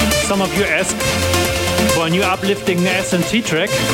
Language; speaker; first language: English; non-native, fluent; German